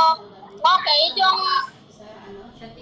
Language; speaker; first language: Cantonese; non-native, learner; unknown